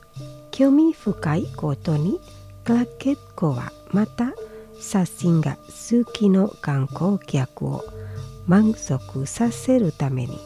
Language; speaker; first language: Japanese; non-native, fluent; Indonesian